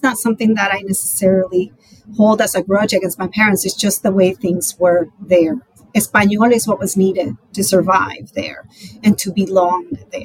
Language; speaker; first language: English; non-native, fluent; Spanish